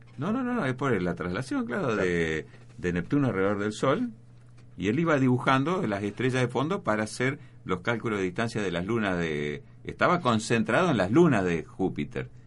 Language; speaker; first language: Spanish; native; Spanish